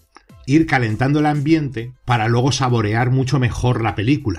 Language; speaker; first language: Spanish; native; Spanish